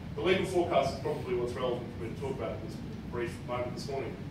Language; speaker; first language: English; native; English